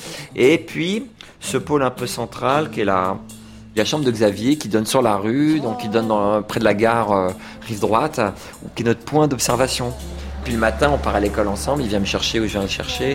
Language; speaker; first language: French; native; French